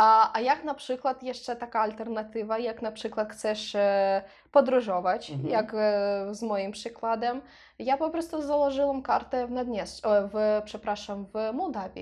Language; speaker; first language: Polish; non-native, learner; Russian